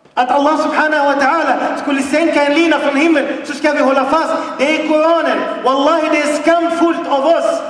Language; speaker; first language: Swedish; non-native, fluent; Arabic